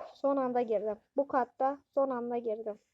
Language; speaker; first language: Turkish; native; Turkish